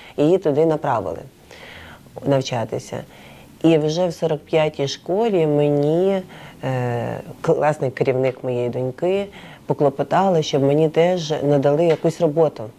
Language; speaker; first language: Ukrainian; native; Ukrainian